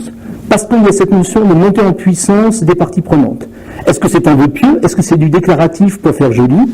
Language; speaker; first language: French; native; French